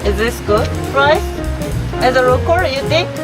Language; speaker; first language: English; non-native, learner; Korean